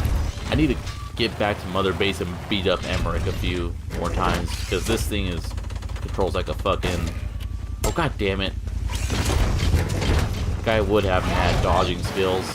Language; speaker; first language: English; native; English